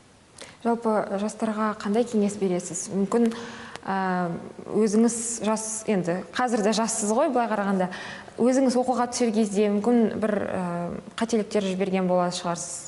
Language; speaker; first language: Kazakh; native; Kazakh